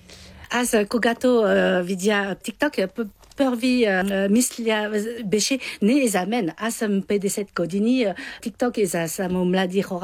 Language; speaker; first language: Bulgarian; non-native, learner; Chinese